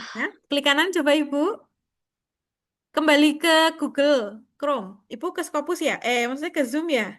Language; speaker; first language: Indonesian; native; Indonesian